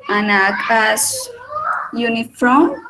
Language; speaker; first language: English; non-native, learner; Spanish